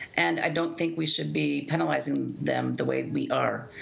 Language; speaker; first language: English; native; English